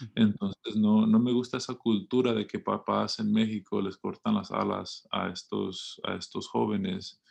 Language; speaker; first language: Spanish; early bilingual, heritage; Spanish